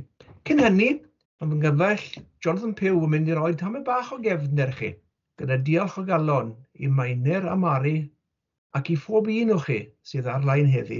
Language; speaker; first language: Welsh; native; Welsh